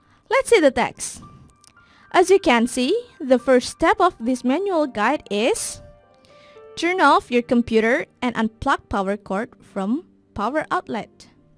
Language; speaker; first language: English; non-native, fluent; Indonesian